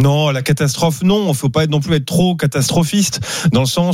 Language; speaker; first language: French; native; French